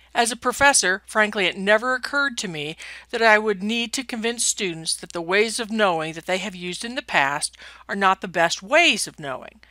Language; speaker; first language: English; native; English